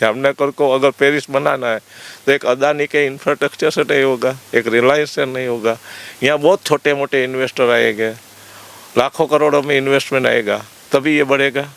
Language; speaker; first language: Hindi; non-native, local second language; Gujarati